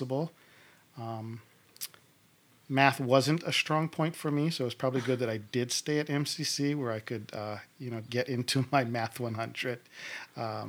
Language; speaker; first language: English; native; English